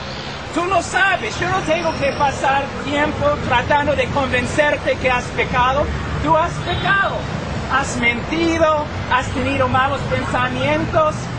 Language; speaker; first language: Spanish; non-native, fluent; English